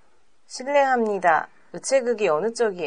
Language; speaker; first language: Korean; non-native, learner; Japanese